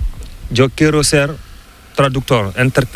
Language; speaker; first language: Spanish; non-native, learner; Fula